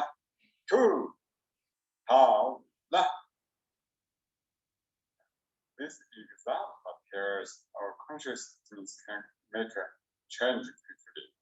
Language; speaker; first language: English; non-native, learner; Chinese